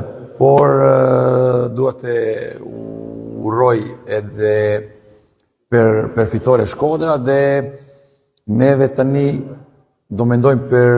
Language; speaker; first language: Albanian; non-native, learner; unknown